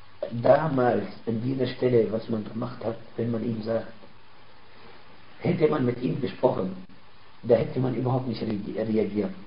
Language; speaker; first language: German; non-native, fluent; Arabic